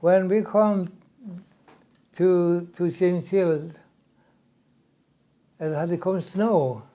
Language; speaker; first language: English; non-native, learner; Swedish